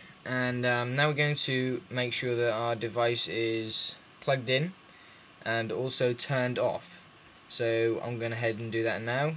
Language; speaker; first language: English; native; English